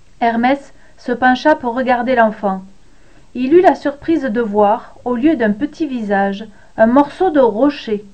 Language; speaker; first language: French; native; French